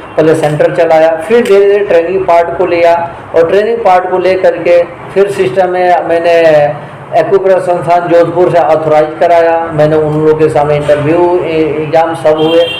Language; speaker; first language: Hindi; native; Hindi